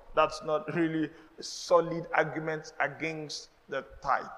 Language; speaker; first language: English; non-native, local second language; Yoruba